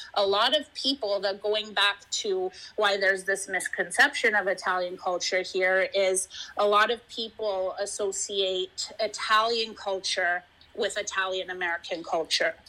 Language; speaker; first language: English; early bilingual, other home language; Italian